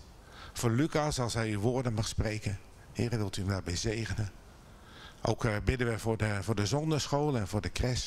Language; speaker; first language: Dutch; native; Dutch